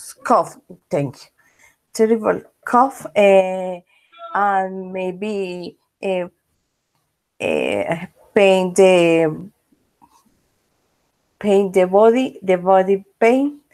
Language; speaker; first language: English; non-native, learner; Spanish